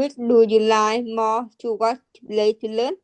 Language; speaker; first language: English; non-native, learner; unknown